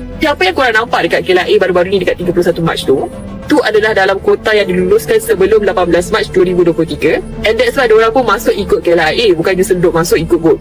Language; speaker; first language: Malay; native; Malay